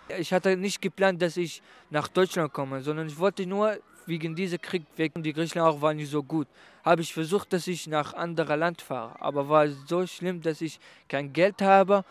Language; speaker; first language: German; non-native, learner; Kurdish